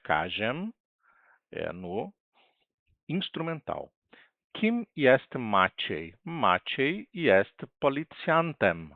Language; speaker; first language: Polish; non-native, fluent; Portuguese